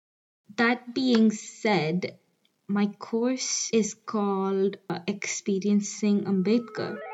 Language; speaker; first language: English; non-native, local second language; Hindi